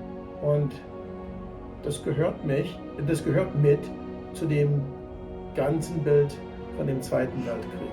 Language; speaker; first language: German; non-native, fluent; English